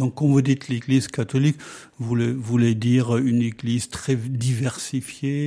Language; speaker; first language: French; non-native, fluent; German